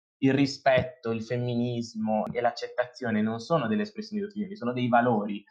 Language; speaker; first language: Italian; native; Italian